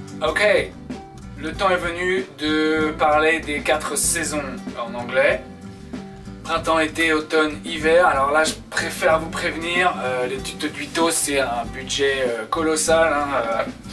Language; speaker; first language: French; native; French